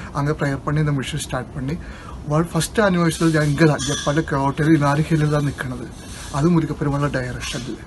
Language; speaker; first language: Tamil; non-native, learner; Malayalam